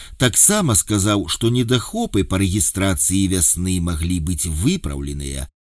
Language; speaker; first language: Belarusian; native; Belarusian